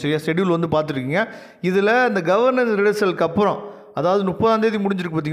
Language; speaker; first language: Tamil; native; Tamil